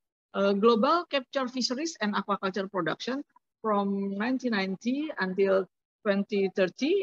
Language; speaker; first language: English; non-native, learner; Indonesian